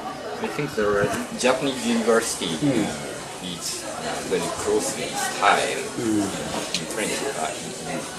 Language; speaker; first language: English; non-native, learner; Japanese